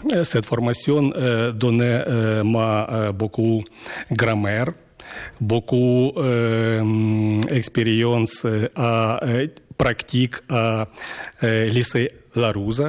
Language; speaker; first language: French; non-native, learner; Ukrainian